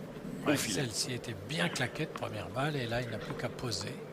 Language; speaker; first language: French; native; French